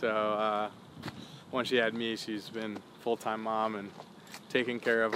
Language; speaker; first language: English; native; English